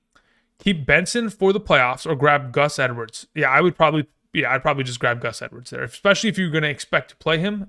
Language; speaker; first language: English; native; English